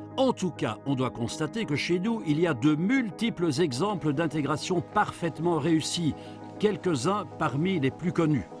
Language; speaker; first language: French; native; French